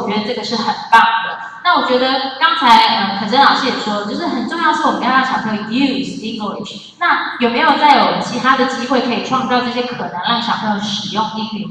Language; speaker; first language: Chinese; native; Chinese